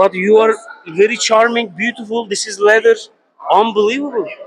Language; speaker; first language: English; non-native, learner; Turkish